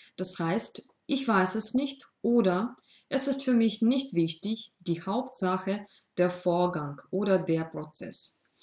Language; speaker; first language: German; non-native, fluent; Russian